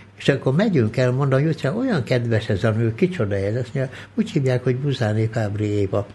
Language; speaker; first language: Hungarian; early bilingual, other home language; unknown